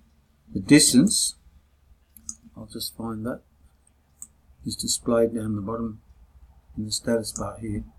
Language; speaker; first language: English; native; English